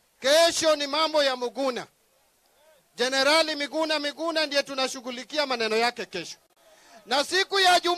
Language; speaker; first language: Swahili; non-native, local second language; Luo (Kenya and Tanzania)